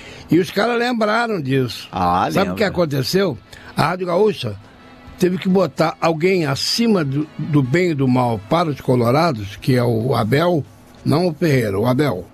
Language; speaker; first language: Portuguese; native; Portuguese